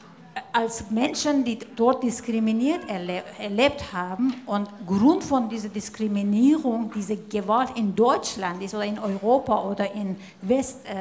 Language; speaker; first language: German; non-native, fluent; Persian